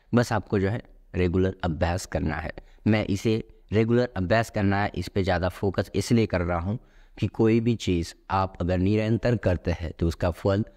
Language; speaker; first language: Hindi; non-native, local second language; Marathi